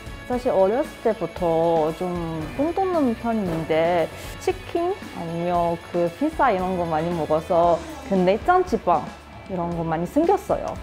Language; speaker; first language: Korean; non-native, learner; Chinese